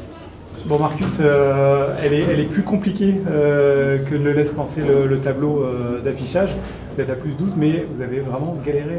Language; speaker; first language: French; native; French